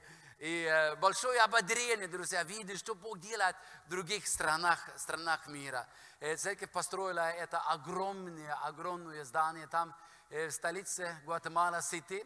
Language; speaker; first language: Russian; non-native, fluent; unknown